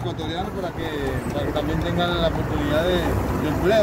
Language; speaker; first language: Spanish; native; Spanish